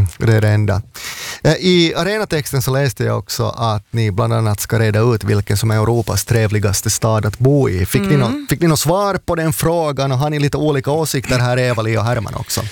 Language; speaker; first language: Swedish; native; Swedish